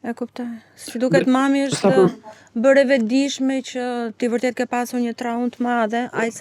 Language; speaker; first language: Albanian; native; Albanian